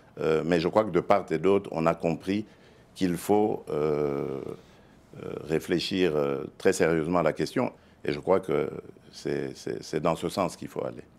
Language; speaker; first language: French; non-native, local second language; Luba-Lulua